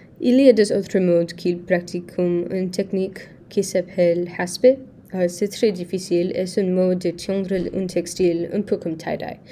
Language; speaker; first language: French; non-native, learner; English